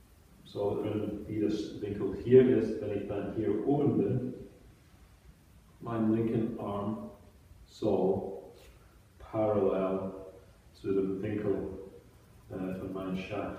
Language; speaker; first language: German; non-native, fluent; English